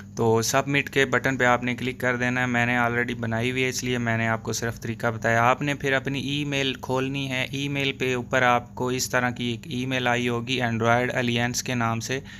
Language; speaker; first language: Urdu; non-native, local second language; Punjabi